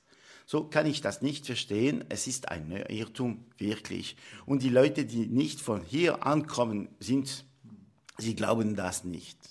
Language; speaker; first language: German; non-native, local second language; French